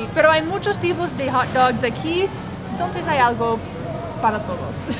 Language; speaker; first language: Spanish; non-native, learner; English